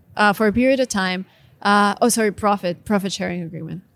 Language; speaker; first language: English; non-native, fluent; Russian